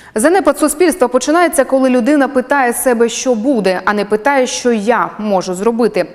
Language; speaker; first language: Ukrainian; native; Ukrainian